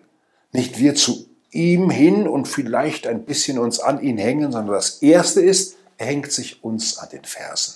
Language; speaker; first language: German; native; German